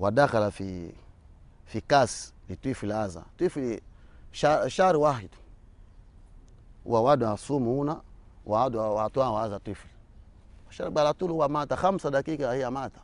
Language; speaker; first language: Arabic; non-native, learner; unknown